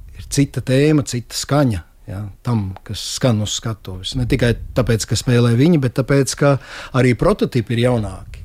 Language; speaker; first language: Latvian; native; Latvian